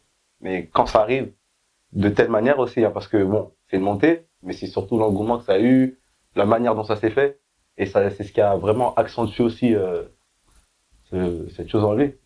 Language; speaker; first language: French; native; French